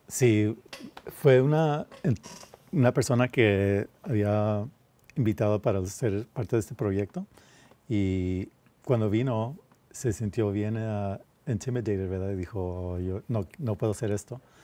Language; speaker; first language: Spanish; early bilingual, heritage; Spanish